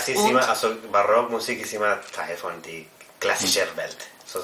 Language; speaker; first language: German; non-native, fluent; Spanish